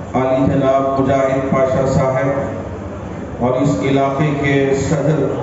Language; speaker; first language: Urdu; native; Urdu